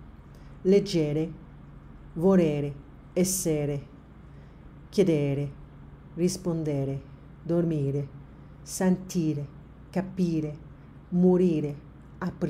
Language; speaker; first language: Italian; non-native, learner; French